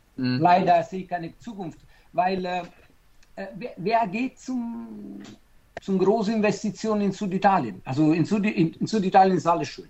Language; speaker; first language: German; non-native, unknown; Italian